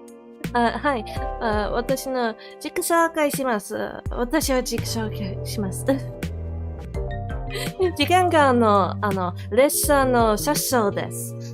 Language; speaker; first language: Japanese; non-native, learner; English